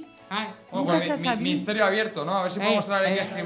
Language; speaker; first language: Spanish; native; Spanish